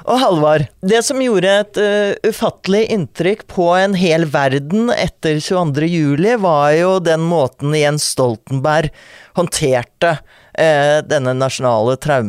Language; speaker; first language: Norwegian; native; Norwegian